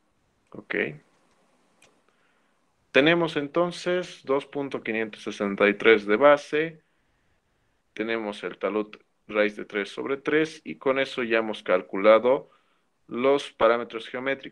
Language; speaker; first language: Spanish; native; Spanish